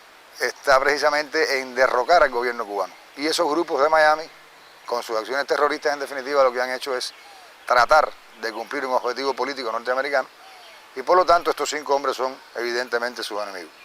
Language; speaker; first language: Spanish; native; Spanish